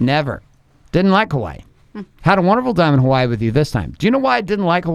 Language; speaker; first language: English; native; English